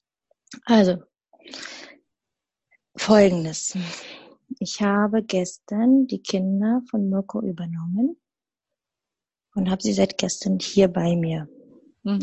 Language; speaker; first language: German; native; German